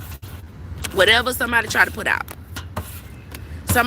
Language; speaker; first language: English; native; English